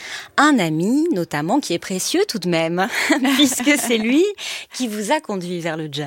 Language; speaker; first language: French; native; French